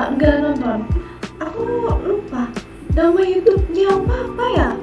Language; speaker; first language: Indonesian; native; Indonesian